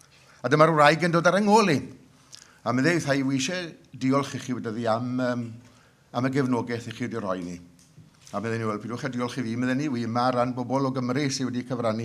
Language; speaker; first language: Welsh; native; Welsh